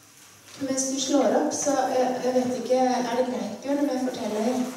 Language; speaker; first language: Norwegian; native; Norwegian